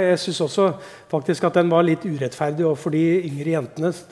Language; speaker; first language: Norwegian; native; Norwegian